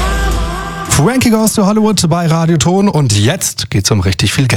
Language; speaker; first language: German; native; German